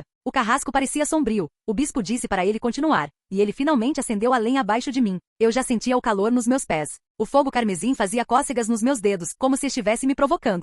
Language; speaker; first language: Portuguese; native; Portuguese